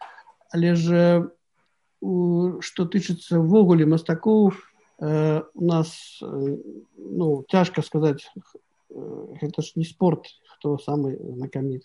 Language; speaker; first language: Belarusian; native; Belarusian